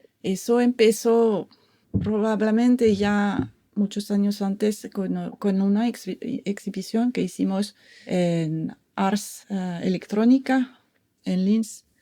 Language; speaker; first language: Spanish; non-native, fluent; French